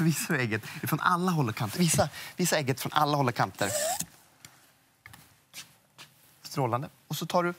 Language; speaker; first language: Swedish; native; Swedish